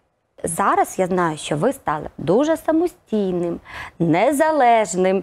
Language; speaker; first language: Ukrainian; native; Ukrainian